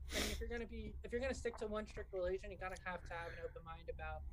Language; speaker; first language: English; early bilingual, other home language; Spanish